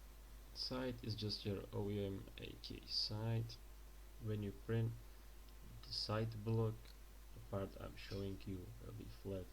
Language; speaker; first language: English; non-native, fluent; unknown